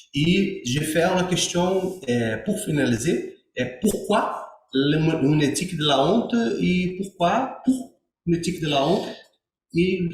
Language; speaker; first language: French; non-native, learner; Portuguese